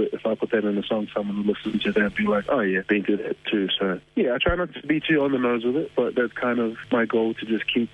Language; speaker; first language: English; native; English